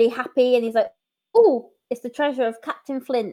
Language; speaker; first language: English; native; English